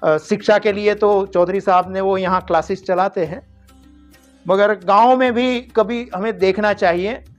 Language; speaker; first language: Hindi; non-native, local second language; Gujarati